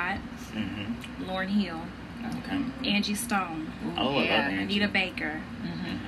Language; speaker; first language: English; native; English